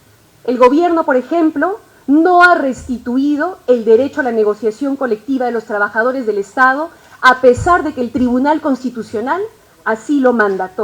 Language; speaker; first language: Spanish; native; Spanish